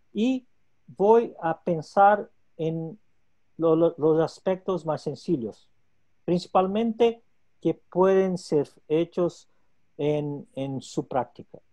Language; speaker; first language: Spanish; non-native, local second language; Portuguese